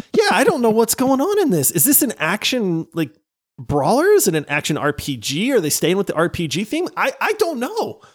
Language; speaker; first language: English; native; English